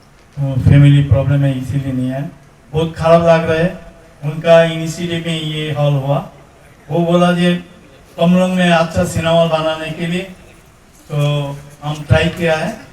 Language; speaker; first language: Hindi; non-native, local second language; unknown